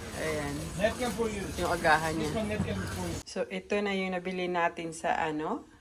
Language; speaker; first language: Filipino; non-native, local second language; Cebuano